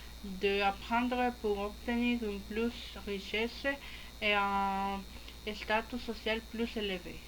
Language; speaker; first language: French; non-native, learner; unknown